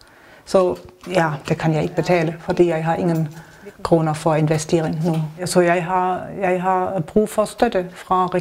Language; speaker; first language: Danish; non-native, learner; German